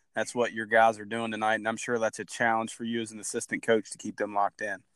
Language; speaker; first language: English; native; English